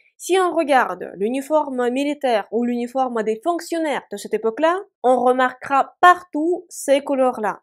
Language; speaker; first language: French; non-native, fluent; Russian